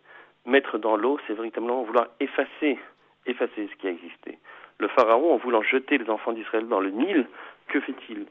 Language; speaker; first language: French; native; French